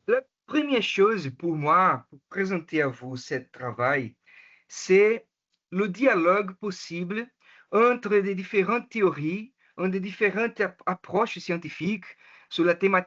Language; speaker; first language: French; non-native, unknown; Portuguese